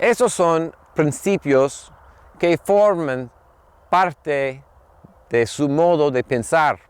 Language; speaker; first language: Spanish; non-native, learner; English